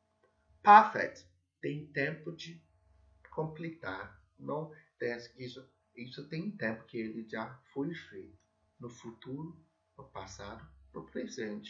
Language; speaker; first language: Portuguese; non-native, fluent; English